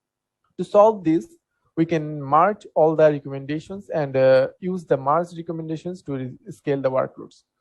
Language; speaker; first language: English; non-native, local second language; Bangla